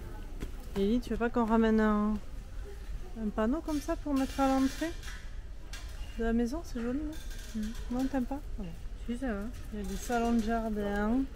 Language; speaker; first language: French; native; French